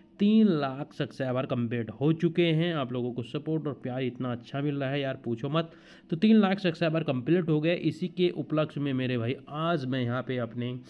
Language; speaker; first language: Hindi; native; Hindi